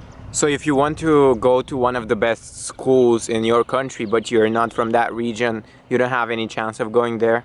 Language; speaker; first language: English; non-native, fluent; Bulgarian